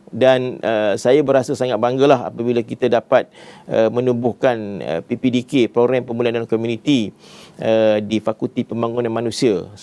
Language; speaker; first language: Malay; native; Malay